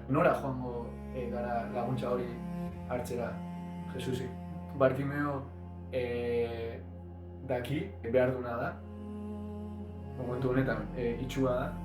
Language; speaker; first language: Basque; non-native, learner; Spanish